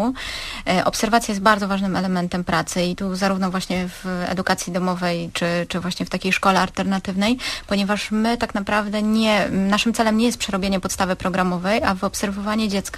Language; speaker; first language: Polish; native; Polish